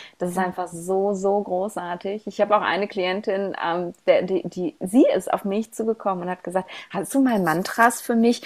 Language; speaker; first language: German; native; German